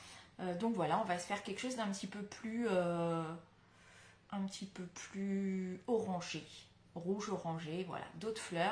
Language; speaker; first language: French; native; French